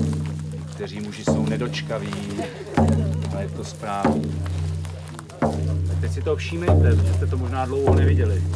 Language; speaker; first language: Czech; native; Czech